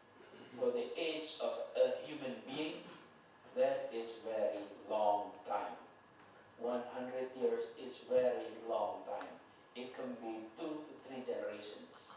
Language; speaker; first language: English; non-native, fluent; Indonesian